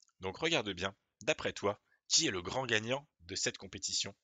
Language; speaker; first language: French; native; French